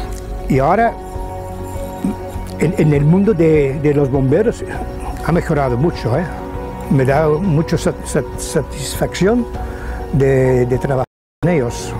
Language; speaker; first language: Spanish; non-native, fluent; Dutch